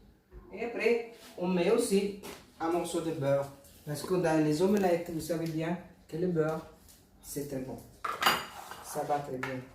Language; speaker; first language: French; non-native, fluent; Italian